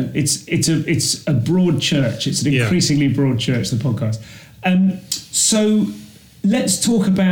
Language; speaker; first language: English; native; English